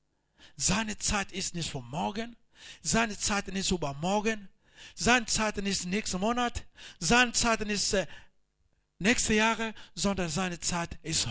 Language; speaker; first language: German; non-native, learner; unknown